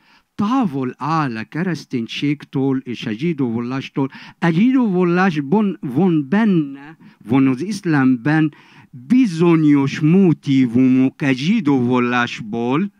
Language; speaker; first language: Hungarian; non-native, fluent; Arabic